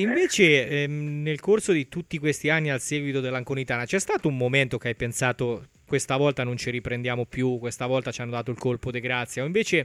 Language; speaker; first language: Italian; native; Italian